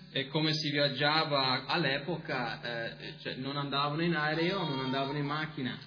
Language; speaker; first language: Italian; non-native, fluent; English